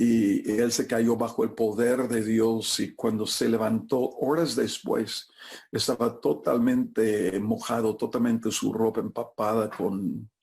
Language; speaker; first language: Spanish; non-native, fluent; English